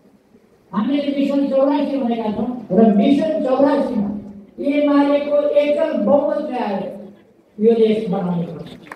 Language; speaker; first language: Nepali; native; Nepali